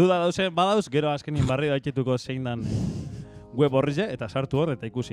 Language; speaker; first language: Basque; native; Basque